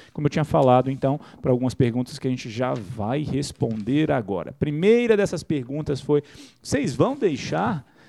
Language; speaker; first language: Portuguese; native; Portuguese